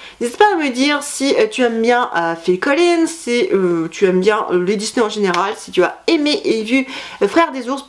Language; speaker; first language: French; native; French